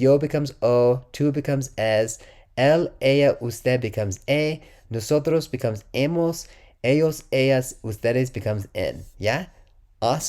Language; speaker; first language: Spanish; non-native, learner; English